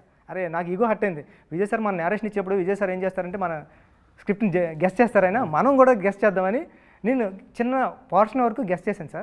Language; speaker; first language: Telugu; native; Telugu